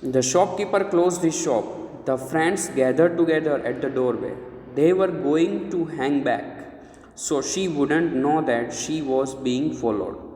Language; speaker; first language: English; non-native, local second language; Gujarati